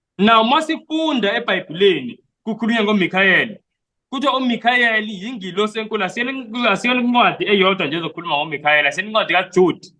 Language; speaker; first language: Zulu; non-native, local second language; Xhosa